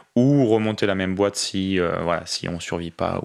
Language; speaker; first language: French; native; French